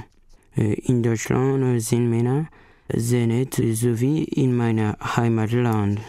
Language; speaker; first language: German; non-native, learner; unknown